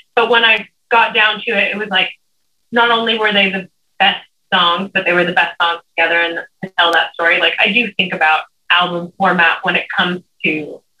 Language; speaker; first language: English; native; English